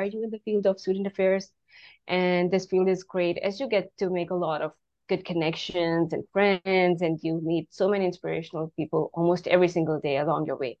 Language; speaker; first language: English; non-native, local second language; Urdu